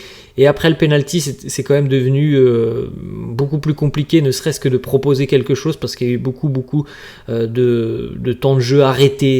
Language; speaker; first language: French; native; French